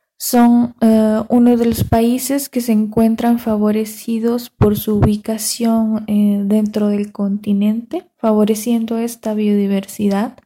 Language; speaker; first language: Spanish; native; Spanish